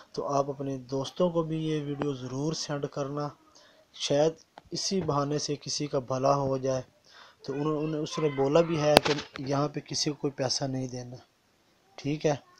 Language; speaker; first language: Urdu; non-native, local second language; Punjabi